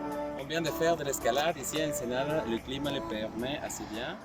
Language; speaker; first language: French; non-native, fluent; Spanish